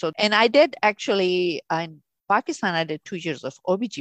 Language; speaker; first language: English; non-native, local second language; Urdu